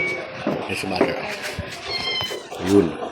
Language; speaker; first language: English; non-native, local second language; Waray